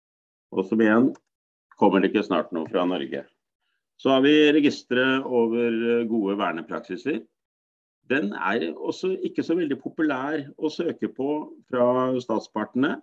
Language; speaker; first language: Norwegian; native; Norwegian